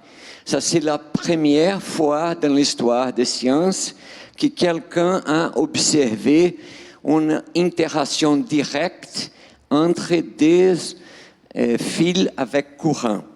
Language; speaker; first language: French; non-native, fluent; Portuguese